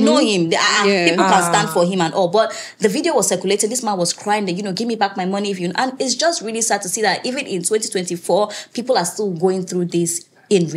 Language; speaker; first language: English; native; English